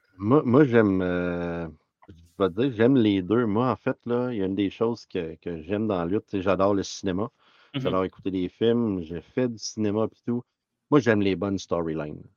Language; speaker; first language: French; native; French